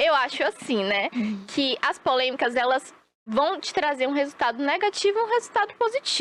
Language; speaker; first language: Portuguese; native; Portuguese